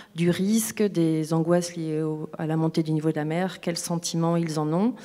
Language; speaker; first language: French; native; French